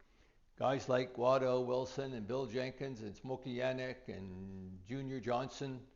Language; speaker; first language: English; native; English